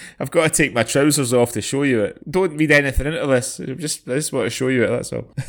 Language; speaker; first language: English; native; English